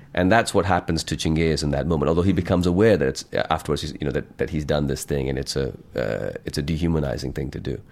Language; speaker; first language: English; non-native, local second language; Urdu